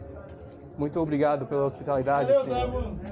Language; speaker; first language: Portuguese; non-native, learner; English